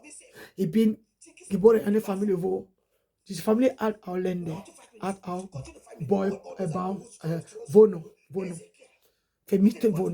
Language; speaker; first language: German; non-native, learner; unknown